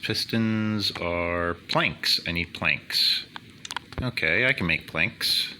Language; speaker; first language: English; native; English